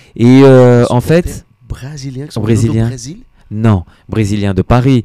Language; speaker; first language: French; non-native, fluent; Portuguese